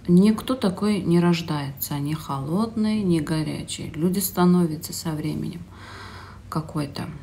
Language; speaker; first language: Russian; non-native, local second language; Azerbaijani